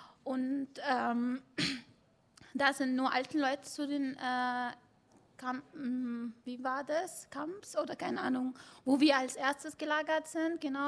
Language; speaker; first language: German; non-native, fluent; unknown